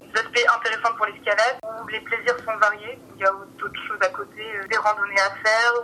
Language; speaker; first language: French; native; French